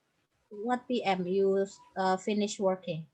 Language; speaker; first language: English; non-native, fluent; Indonesian